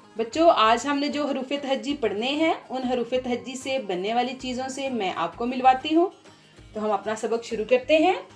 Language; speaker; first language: Hindi; non-native, local second language; Punjabi